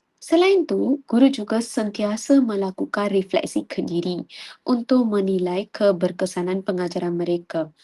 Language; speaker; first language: Malay; non-native, local second language; Tamil